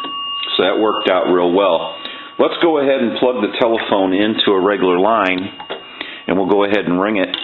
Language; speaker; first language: English; native; English